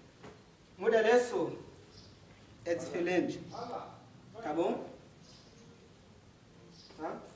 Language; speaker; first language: Portuguese; non-native, learner; Haitian Creole